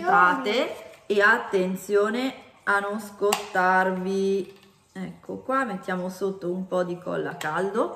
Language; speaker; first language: Italian; native; Italian